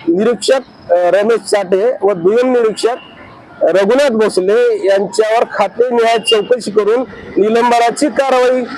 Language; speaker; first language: Marathi; native; Marathi